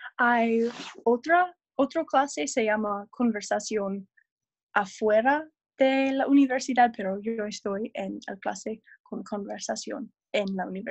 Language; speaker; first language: Spanish; non-native, learner; English